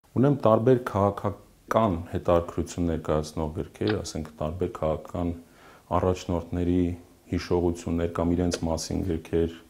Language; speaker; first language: Armenian; native; Armenian